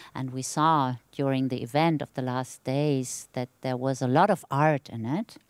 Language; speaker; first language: English; non-native, fluent; German